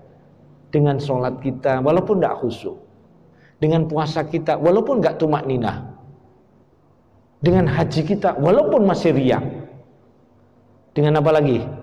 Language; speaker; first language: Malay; non-native, local second language; Javanese